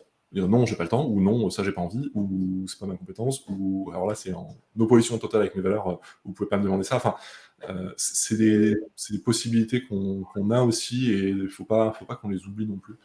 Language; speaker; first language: French; native; French